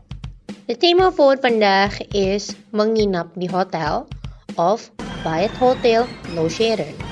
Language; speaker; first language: Dutch; non-native, learner; Indonesian